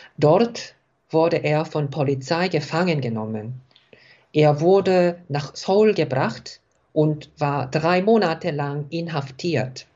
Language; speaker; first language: German; non-native, fluent; Korean